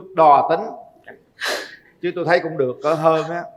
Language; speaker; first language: Vietnamese; native; Vietnamese